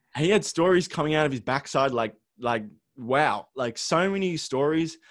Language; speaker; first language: English; early bilingual, other home language; Ukrainian